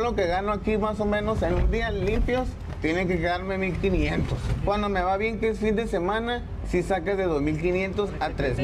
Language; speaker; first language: Spanish; native; Spanish